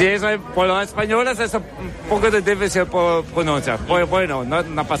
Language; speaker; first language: Spanish; non-native, learner; Dutch